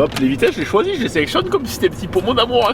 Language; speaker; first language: French; native; French